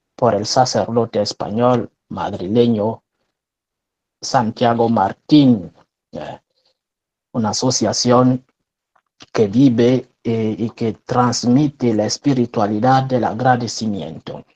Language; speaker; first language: Spanish; non-native, fluent; French